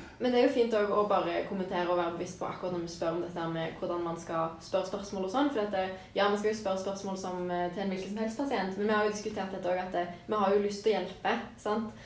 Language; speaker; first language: Norwegian; native; Norwegian